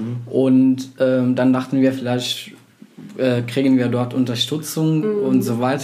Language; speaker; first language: German; non-native, fluent; Arabic